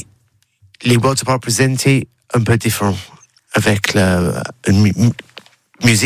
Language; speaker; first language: French; non-native, learner; English